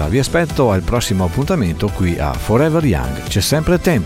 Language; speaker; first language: Italian; native; Italian